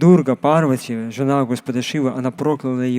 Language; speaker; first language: Russian; native; Russian